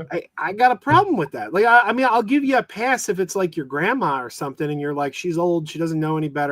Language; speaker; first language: English; native; English